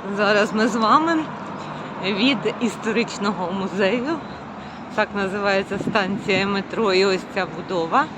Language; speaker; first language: Ukrainian; native; Ukrainian